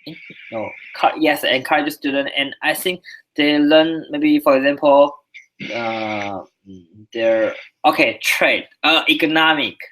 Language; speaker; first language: English; non-native, learner; Chinese